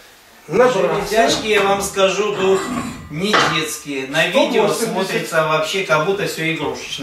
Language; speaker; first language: Russian; native; Russian